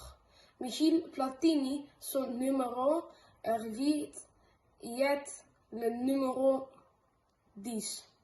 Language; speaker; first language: French; non-native, learner; Dutch